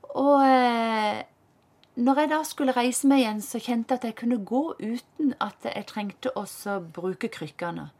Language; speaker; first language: Norwegian; native; Norwegian